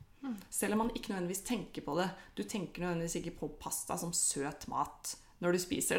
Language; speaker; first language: Norwegian; native; Norwegian